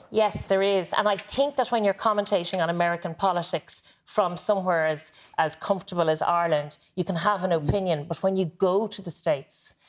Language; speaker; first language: English; native; English